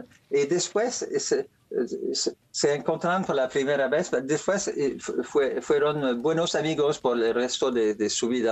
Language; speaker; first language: Spanish; non-native, learner; French